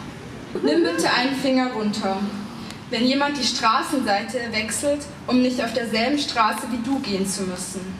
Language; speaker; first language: German; native; German